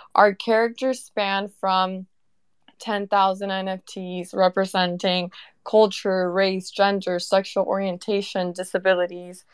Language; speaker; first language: English; early bilingual, other home language; Spanish